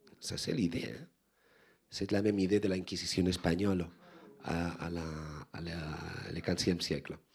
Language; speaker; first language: French; non-native, learner; Spanish